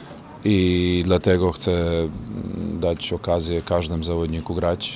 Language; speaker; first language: Polish; non-native, learner; Serbian